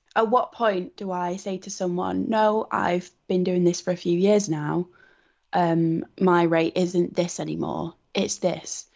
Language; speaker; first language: English; native; English